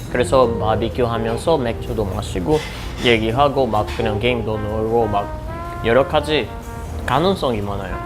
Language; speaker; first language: Korean; non-native, fluent; Portuguese